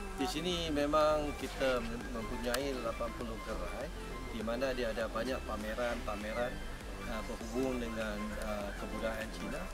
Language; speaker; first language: Malay; non-native, local second language; Min Nan Chinese